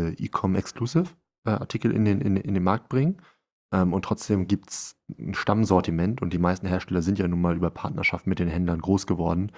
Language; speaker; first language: German; native; German